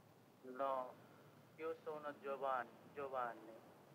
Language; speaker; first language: Italian; non-native, learner; Bangla